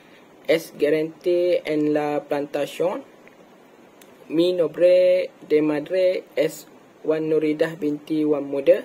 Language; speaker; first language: Spanish; non-native, learner; Malay